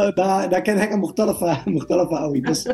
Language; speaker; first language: Arabic; non-native, learner; Dutch